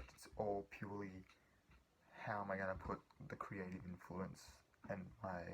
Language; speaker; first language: English; native; English